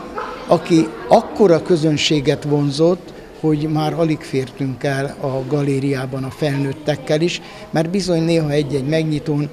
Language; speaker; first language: Hungarian; native; Hungarian